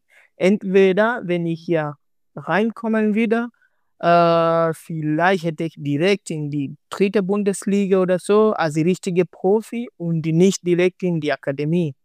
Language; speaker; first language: German; non-native, learner; Swahili